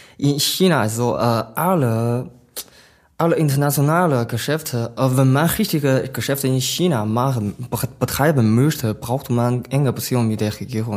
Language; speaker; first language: German; non-native, learner; Chinese